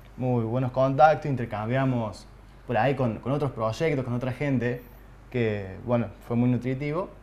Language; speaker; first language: Spanish; native; Spanish